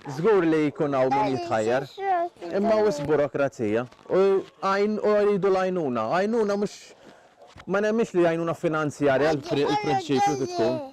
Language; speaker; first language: Maltese; native; Maltese